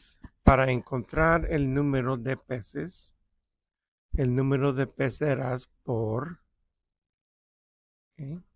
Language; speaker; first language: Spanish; early bilingual, heritage; Spanish